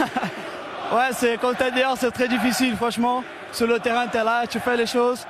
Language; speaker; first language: French; non-native, fluent; Portuguese